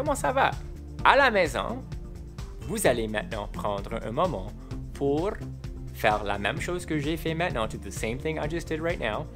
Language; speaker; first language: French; non-native, fluent; English